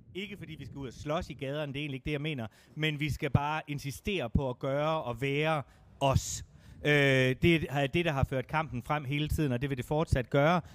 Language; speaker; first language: Danish; native; Danish